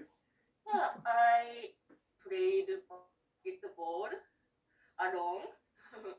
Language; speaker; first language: English; non-native, learner; Korean